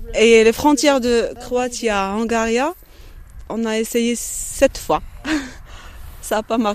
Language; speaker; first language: French; non-native, learner; Arabic